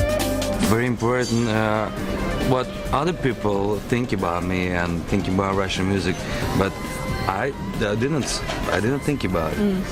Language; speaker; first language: English; non-native, learner; Russian